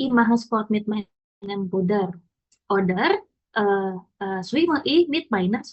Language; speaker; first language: German; non-native, learner; Indonesian